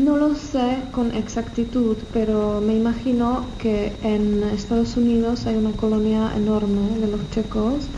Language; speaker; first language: Spanish; non-native, fluent; Czech